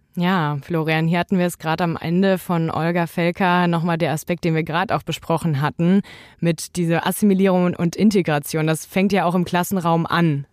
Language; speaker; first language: German; native; German